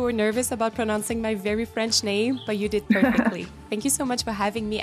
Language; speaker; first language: English; non-native, fluent; French